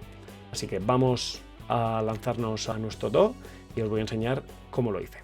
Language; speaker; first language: Spanish; native; Spanish